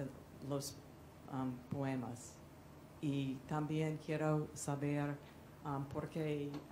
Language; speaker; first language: Spanish; non-native, learner; English